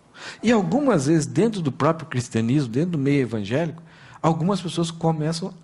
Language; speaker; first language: Portuguese; native; Portuguese